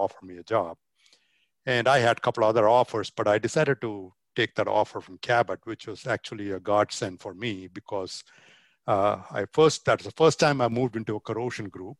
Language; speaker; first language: English; non-native, local second language; Tamil